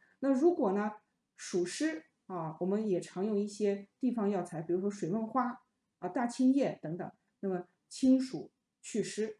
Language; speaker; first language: Chinese; native; Chinese